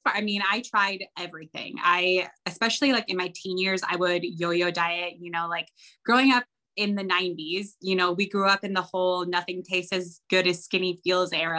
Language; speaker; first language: English; native; English